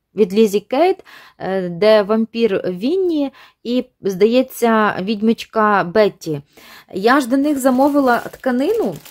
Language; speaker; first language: Ukrainian; non-native, local second language; Russian